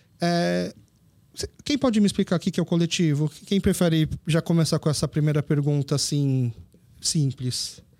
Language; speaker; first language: Portuguese; early bilingual, other home language; Korean